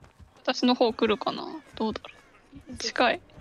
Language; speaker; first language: Japanese; native; Japanese